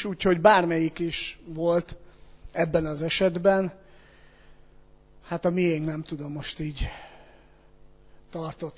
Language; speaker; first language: Hungarian; native; Hungarian